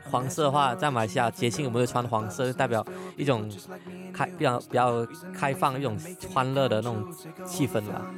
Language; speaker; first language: Chinese; non-native, local second language; Cantonese